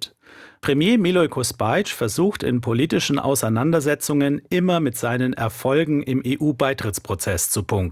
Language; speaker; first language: German; native; German